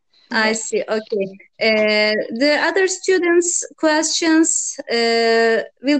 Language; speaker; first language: English; non-native, learner; Turkish